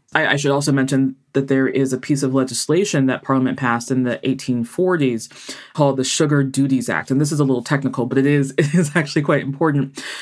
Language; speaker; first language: English; native; English